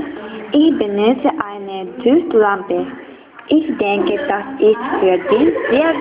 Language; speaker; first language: German; non-native, learner; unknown